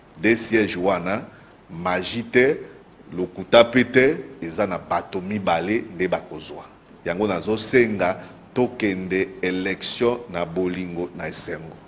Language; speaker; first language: Lingala; non-native, local second language; Mongo